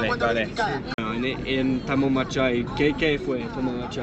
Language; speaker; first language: Spanish; non-native, learner; English